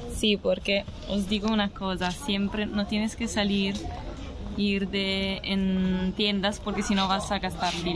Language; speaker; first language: Spanish; non-native, fluent; Italian